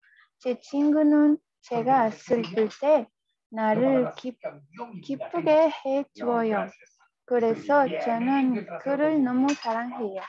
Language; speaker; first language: Korean; non-native, learner; Spanish